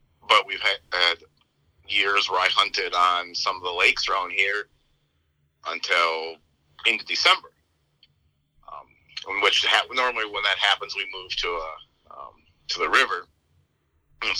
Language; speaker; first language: English; native; English